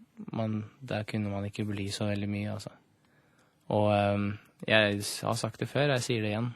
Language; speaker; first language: Norwegian; early bilingual, other home language; Russian